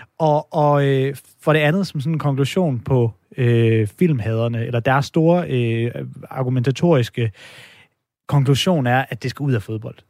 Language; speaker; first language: Danish; native; Danish